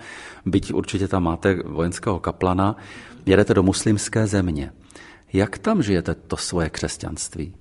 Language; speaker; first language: Czech; native; Czech